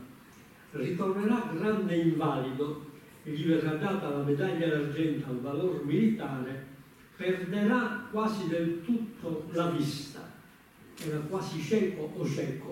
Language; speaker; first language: Italian; native; Italian